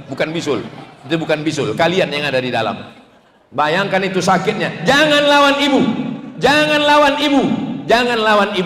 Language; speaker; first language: Indonesian; native; Indonesian